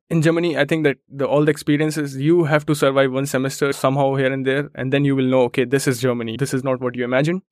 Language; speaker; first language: English; non-native, local second language; Hindi